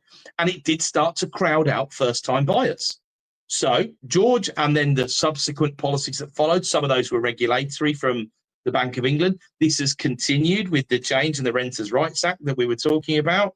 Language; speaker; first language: English; native; English